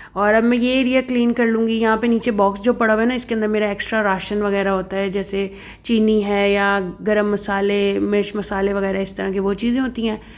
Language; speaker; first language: Urdu; non-native, local second language; Punjabi